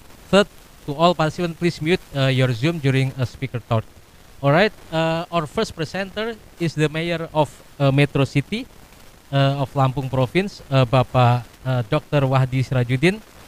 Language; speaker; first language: English; non-native, fluent; Indonesian